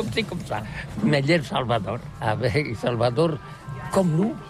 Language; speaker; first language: French; non-native, learner; Catalan